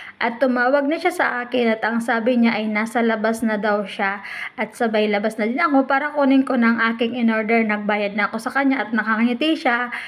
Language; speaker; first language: Filipino; native; Filipino